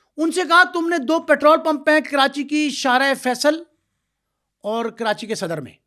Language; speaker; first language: Urdu; native; Urdu